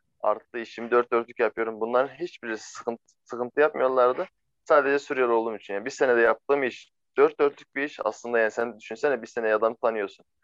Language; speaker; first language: Turkish; non-native, fluent; Arabic